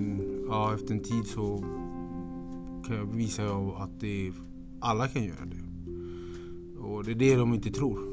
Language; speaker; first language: Swedish; non-native, fluent; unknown